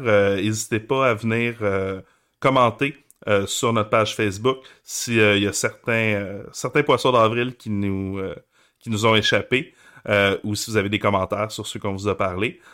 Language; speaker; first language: French; native; French